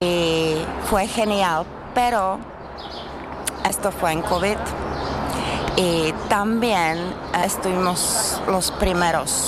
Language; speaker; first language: Spanish; non-native, learner; Czech